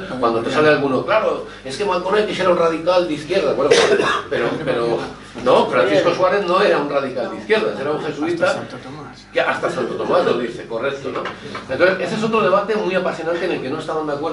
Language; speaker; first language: Spanish; native; Spanish